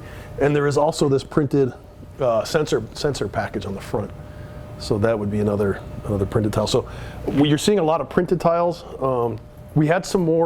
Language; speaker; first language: English; native; English